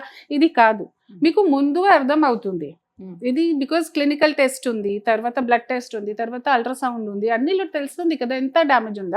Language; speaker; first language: Telugu; non-native, fluent; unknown